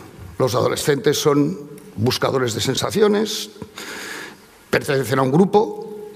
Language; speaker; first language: Spanish; native; Spanish